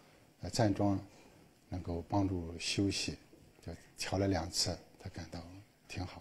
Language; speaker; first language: Chinese; native; Chinese